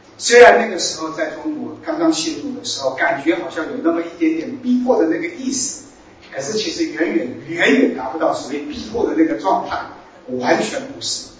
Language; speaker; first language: Chinese; native; Chinese